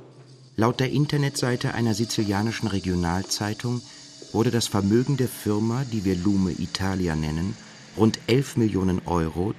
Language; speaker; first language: German; native; German